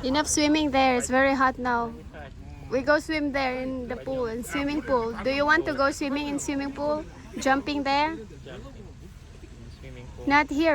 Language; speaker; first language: English; non-native, local second language; Filipino